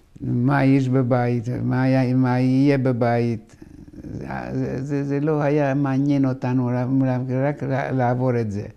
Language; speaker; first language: Hebrew; non-native, fluent; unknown